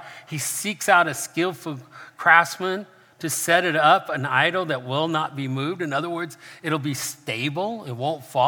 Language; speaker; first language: English; native; English